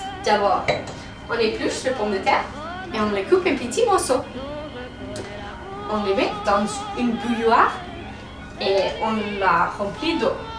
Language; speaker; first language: French; non-native, learner; English